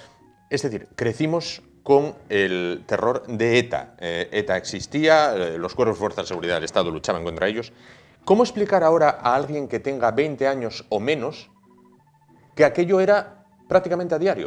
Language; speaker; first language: Spanish; native; Spanish